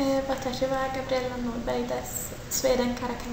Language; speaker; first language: Japanese; non-native, learner; Swedish